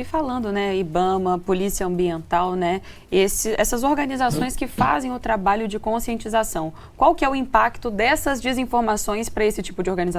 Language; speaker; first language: Portuguese; native; Portuguese